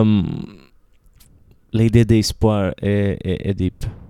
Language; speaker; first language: French; non-native, fluent; Spanish